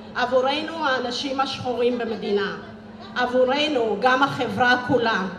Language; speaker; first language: Hebrew; early bilingual, other home language; Amharic